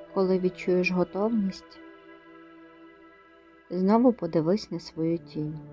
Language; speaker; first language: Ukrainian; native; Ukrainian